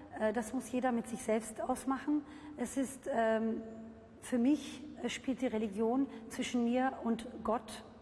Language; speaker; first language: German; early bilingual, other home language; Turkish